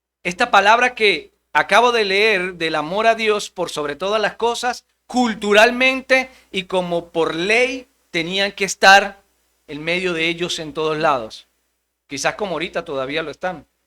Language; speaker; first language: Spanish; native; Spanish